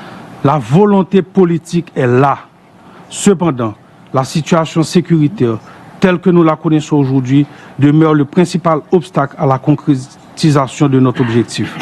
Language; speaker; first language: French; non-native, local second language; Haitian Creole